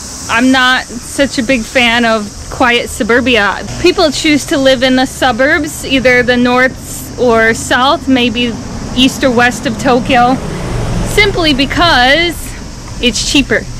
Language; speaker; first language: English; native; English